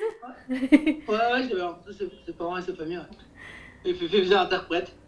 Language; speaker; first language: French; native; French